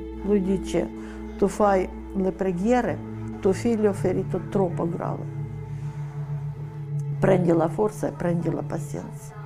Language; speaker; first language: Italian; non-native, learner; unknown